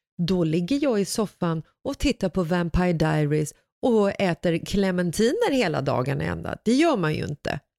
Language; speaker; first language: Swedish; native; Swedish